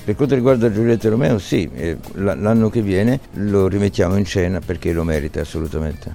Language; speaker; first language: Italian; early bilingual, heritage; Italian